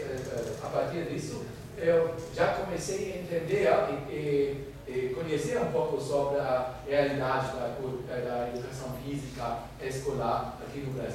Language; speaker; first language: Portuguese; non-native, fluent; German